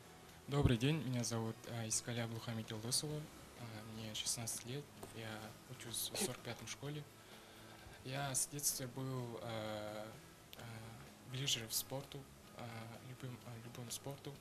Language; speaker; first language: Russian; non-native, local second language; Kazakh